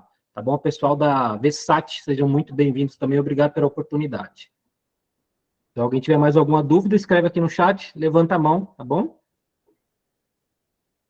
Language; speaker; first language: Portuguese; native; Portuguese